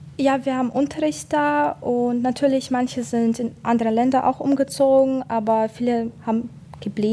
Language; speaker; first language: German; non-native, fluent; Ukrainian